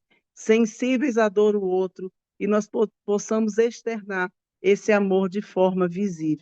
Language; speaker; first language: Portuguese; native; Portuguese